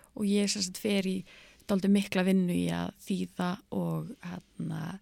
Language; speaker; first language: Icelandic; native; Icelandic